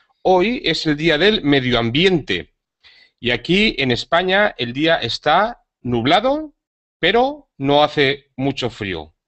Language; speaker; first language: Spanish; native; Spanish